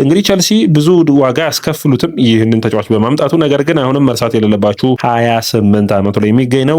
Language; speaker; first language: Amharic; native; Amharic